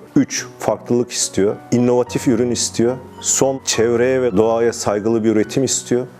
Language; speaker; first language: Turkish; native; Turkish